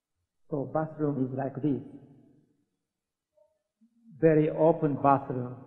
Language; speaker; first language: English; non-native, learner; Japanese